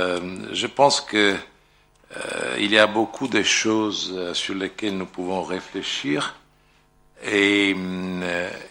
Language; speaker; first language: French; non-native, fluent; Italian